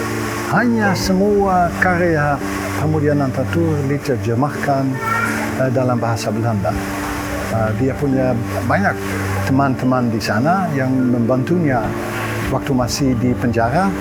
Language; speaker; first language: Indonesian; non-native, fluent; Dutch